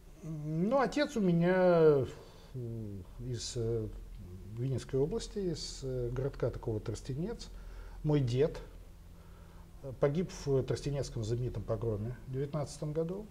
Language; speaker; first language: Russian; native; Russian